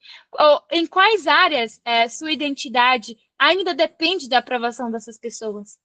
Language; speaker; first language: Portuguese; native; Portuguese